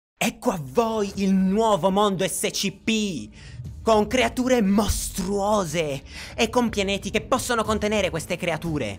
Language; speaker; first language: Italian; native; Italian